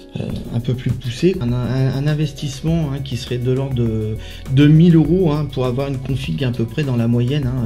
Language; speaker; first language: French; native; French